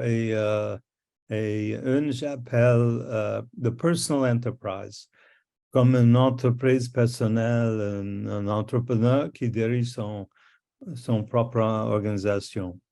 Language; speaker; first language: French; non-native, local second language; English